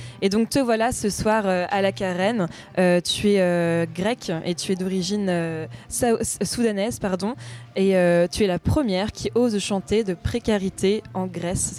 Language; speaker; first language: French; native; French